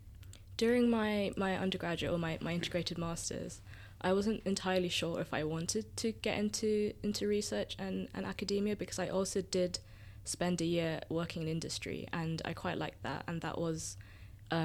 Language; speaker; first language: English; native; English